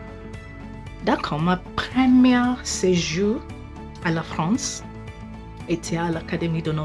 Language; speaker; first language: French; non-native, fluent; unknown